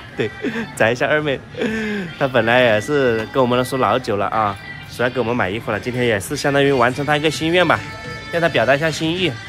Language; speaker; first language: Chinese; native; Chinese